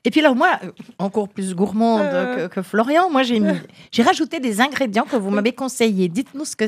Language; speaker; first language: French; native; French